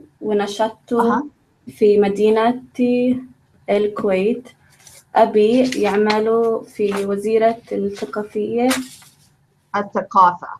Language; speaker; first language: Arabic; non-native, learner; English